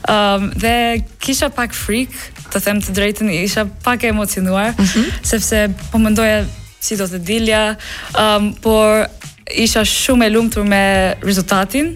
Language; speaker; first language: Albanian; non-native, fluent; English